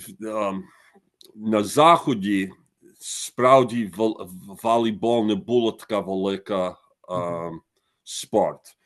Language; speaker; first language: Ukrainian; early bilingual, heritage; Ukrainian